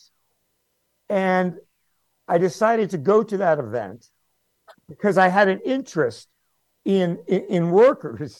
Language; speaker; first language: English; native; English